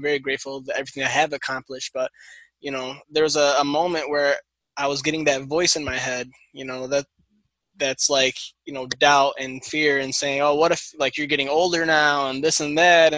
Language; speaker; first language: English; native; English